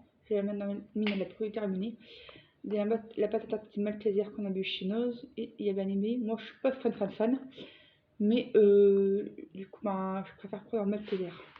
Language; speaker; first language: French; native; French